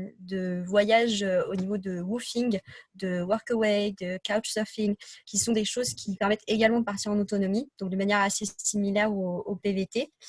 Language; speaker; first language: French; native; French